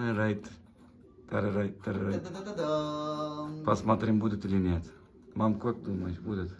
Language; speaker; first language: Russian; non-native, learner; Turkish